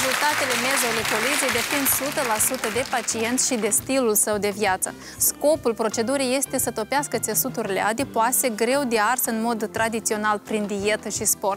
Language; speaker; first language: Romanian; native; Romanian